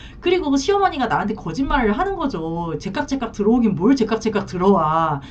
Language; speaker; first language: Korean; native; Korean